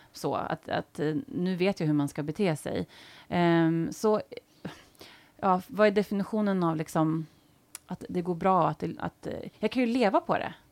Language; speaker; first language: Swedish; native; Swedish